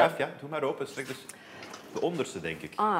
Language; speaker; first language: Dutch; native; Dutch